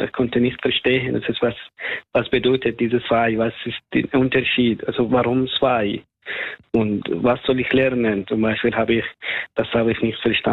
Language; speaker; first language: German; non-native, fluent; Persian